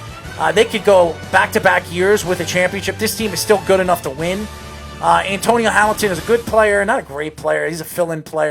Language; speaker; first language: English; native; English